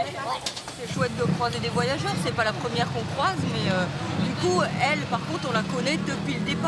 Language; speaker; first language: French; native; French